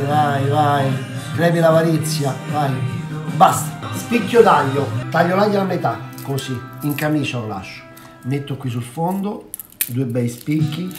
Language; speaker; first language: Italian; native; Italian